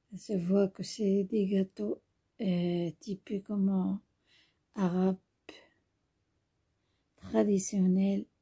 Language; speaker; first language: French; non-native, local second language; Arabic